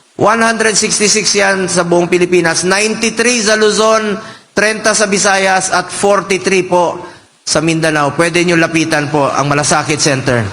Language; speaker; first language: Filipino; non-native, local second language; Cebuano